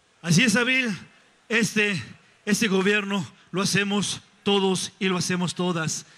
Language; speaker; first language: Spanish; native; Spanish